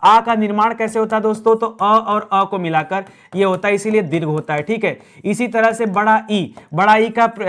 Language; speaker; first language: Hindi; native; Hindi